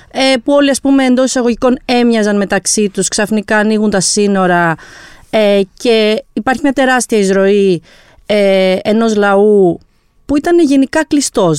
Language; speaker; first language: Greek; early bilingual, other home language; Albanian